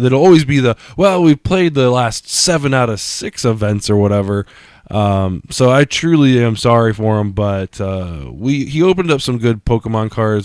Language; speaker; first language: English; native; English